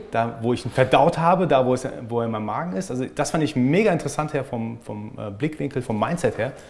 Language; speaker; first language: German; native; German